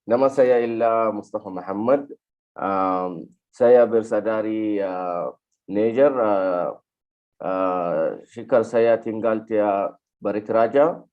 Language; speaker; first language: Indonesian; non-native, learner; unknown